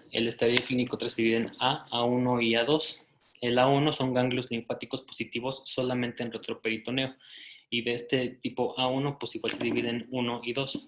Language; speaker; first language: Spanish; native; Spanish